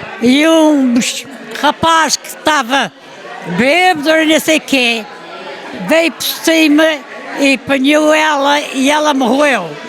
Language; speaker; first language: Portuguese; early bilingual, heritage; Portuguese